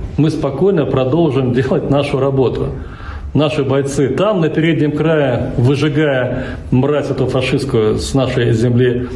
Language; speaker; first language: Russian; native; Russian